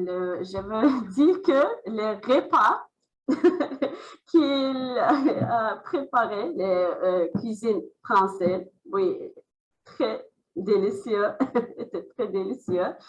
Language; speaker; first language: French; non-native, learner; Azerbaijani